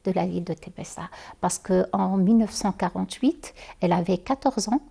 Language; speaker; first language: French; non-native, local second language; Arabic